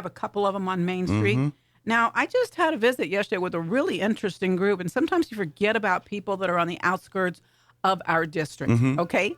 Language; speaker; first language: English; native; English